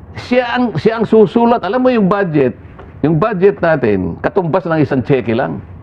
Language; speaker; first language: Filipino; native; Filipino